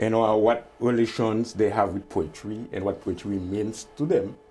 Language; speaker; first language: English; non-native, fluent; Haitian Creole